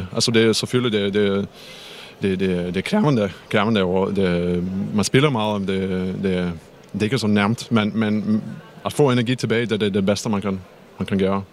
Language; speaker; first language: Danish; non-native, fluent; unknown